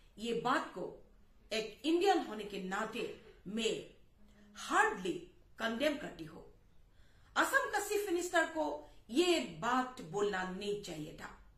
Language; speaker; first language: Hindi; non-native, local second language; Assamese